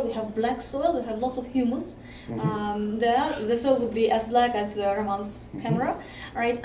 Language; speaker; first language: English; non-native, fluent; Russian